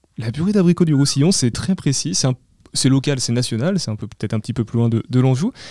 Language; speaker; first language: French; native; French